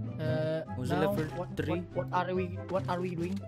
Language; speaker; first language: English; non-native, learner; Indonesian